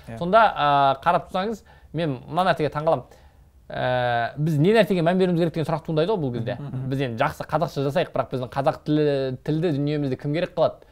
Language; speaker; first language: Kazakh; native; Kazakh